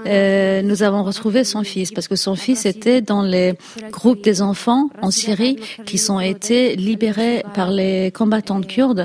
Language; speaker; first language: French; non-native, fluent; Kurdish